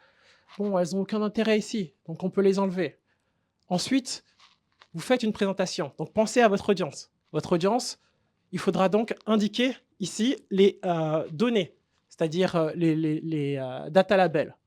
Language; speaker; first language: French; native; French